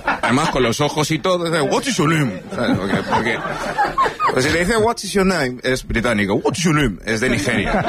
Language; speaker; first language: Spanish; early bilingual, other home language; English